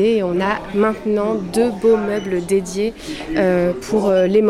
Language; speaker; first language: French; native; French